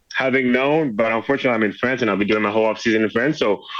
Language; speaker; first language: English; non-native, fluent; French